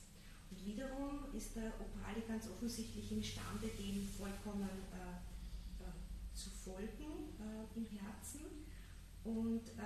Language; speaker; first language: German; native; German